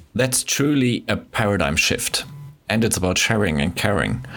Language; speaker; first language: English; non-native, fluent; German